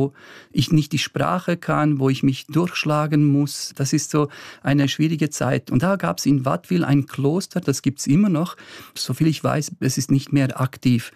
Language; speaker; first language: German; early bilingual, other home language; Bosnian